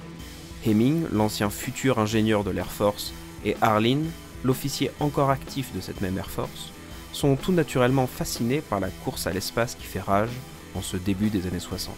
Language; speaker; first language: French; native; French